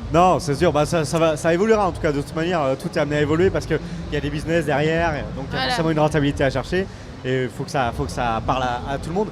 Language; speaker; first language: French; native; French